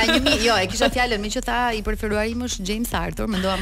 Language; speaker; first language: Albanian; native; Albanian